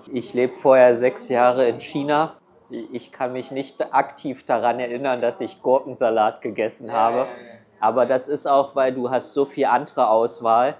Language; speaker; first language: German; non-native, fluent; Chinese